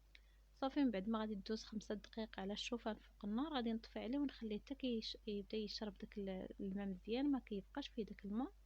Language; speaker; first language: Arabic; native; Arabic